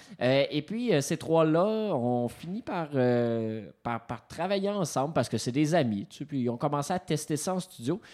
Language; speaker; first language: French; native; French